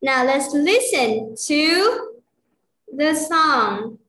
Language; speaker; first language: English; non-native, fluent; Vietnamese